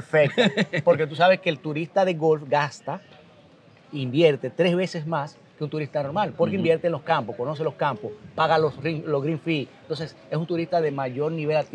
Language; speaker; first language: Spanish; native; Spanish